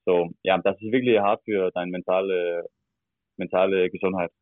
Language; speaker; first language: German; non-native, learner; Danish